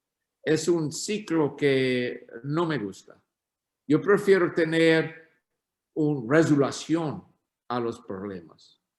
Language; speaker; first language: Spanish; non-native, learner; English